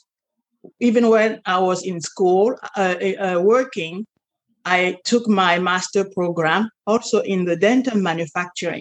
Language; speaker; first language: English; non-native, local second language; French